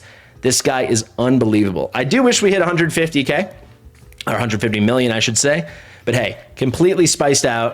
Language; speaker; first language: English; native; English